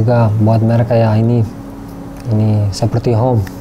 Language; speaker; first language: Indonesian; non-native, learner; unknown